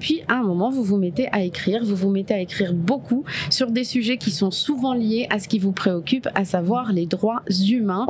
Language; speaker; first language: French; non-native, local second language; Arabic